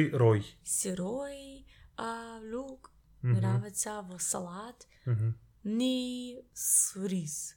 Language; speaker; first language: Russian; non-native, learner; English